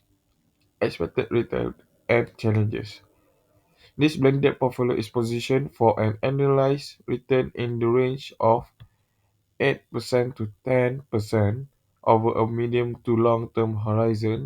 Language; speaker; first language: English; non-native, local second language; Malay